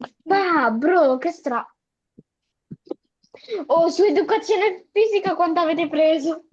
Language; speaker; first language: Italian; early bilingual, other home language; Bangla